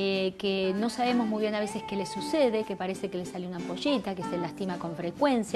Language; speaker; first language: Spanish; native; Spanish